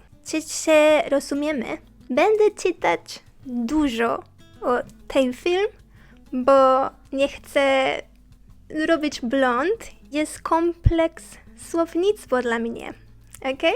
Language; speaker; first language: Polish; non-native, learner; Spanish